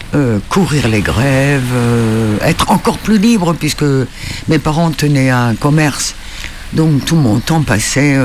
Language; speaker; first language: French; native; French